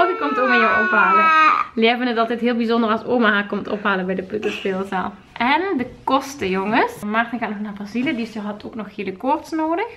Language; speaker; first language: Dutch; native; Dutch